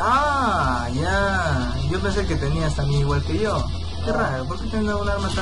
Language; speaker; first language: Spanish; native; Spanish